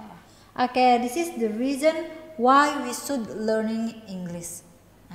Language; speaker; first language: English; non-native, learner; Indonesian